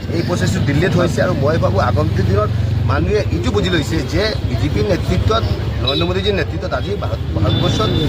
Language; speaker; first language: Assamese; non-native, local second language; Bangla